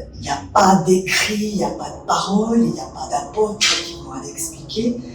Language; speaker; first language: French; non-native, fluent; Japanese